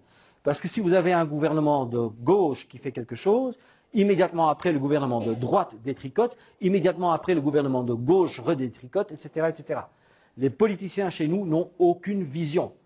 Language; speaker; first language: French; native; French